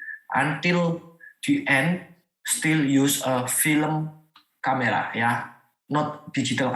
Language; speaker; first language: English; non-native, learner; Indonesian